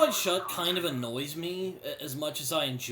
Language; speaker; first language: English; native; English